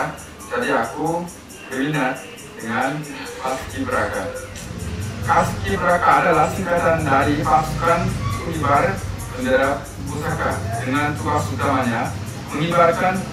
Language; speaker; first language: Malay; non-native, fluent; Korean